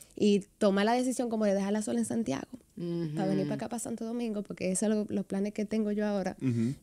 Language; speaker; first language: Spanish; native; Spanish